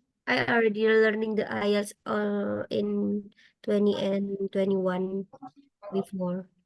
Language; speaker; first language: English; non-native, learner; Indonesian